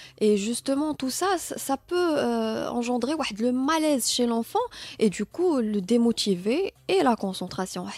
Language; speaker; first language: French; non-native, local second language; Arabic